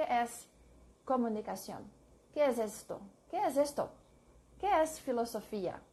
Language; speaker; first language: Spanish; non-native, learner; English